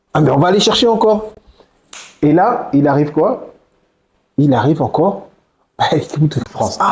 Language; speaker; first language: French; early bilingual, other home language; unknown